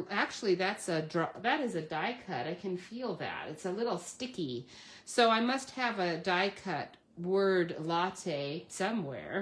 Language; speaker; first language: English; native; English